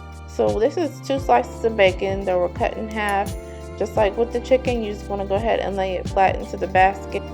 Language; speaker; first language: English; native; English